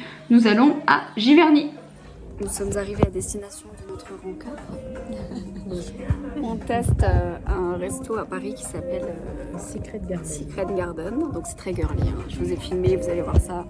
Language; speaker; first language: French; native; French